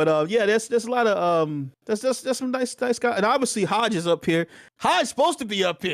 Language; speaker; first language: English; native; English